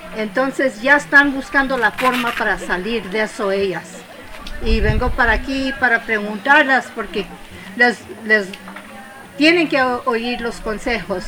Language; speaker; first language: Spanish; early bilingual, heritage; Spanish